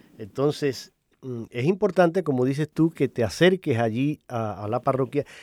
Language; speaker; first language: Spanish; native; Spanish